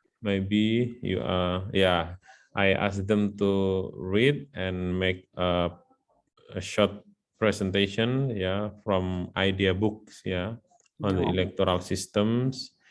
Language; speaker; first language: English; non-native, learner; Indonesian